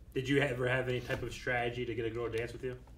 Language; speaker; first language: English; native; English